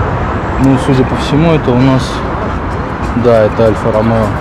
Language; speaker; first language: Russian; native; Russian